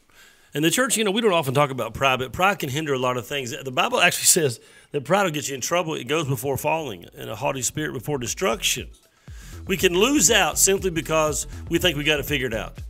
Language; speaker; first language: English; native; English